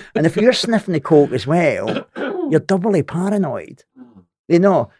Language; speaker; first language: English; native; English